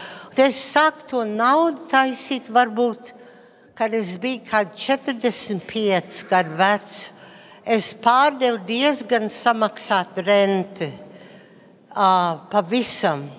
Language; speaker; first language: Latvian; early bilingual, heritage; Latvian